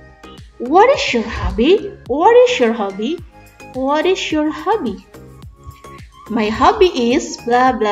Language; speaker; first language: English; non-native, fluent; Indonesian